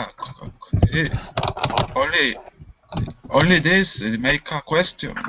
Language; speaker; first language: English; non-native, learner; Spanish